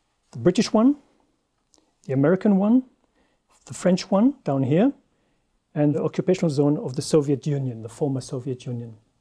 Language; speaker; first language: English; non-native, fluent; German